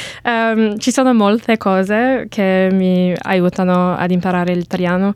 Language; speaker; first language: Italian; non-native, learner; English